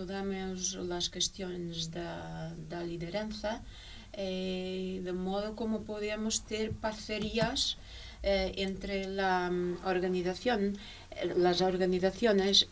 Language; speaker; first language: Spanish; non-native, fluent; Portuguese